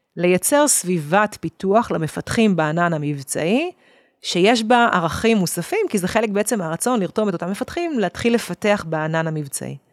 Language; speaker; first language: Hebrew; native; Hebrew